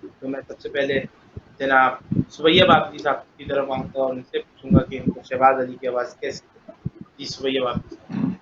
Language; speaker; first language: Urdu; native; Urdu